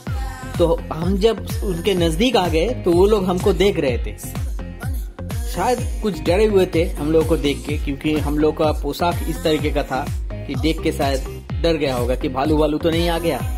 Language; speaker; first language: Hindi; non-native, local second language; Bangla